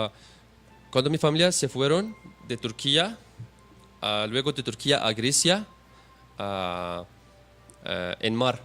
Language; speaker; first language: Spanish; non-native, learner; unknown